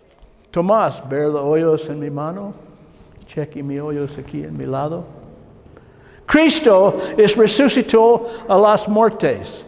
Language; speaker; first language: Spanish; non-native, learner; English